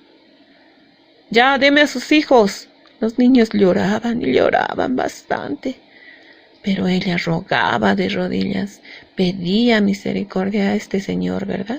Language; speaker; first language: Spanish; native; Spanish